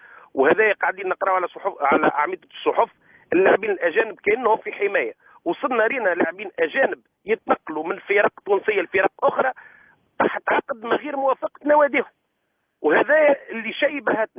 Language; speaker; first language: Arabic; native; Arabic